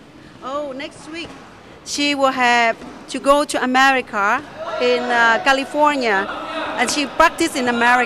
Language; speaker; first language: English; non-native, learner; Vietnamese